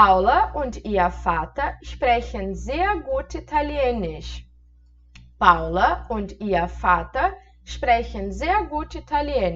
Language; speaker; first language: German; non-native, fluent; Portuguese